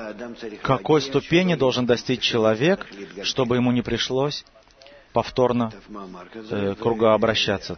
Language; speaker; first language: Russian; native; Russian